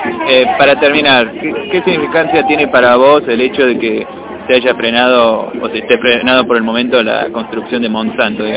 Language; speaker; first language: Spanish; native; Spanish